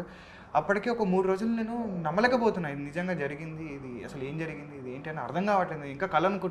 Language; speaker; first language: Telugu; native; Telugu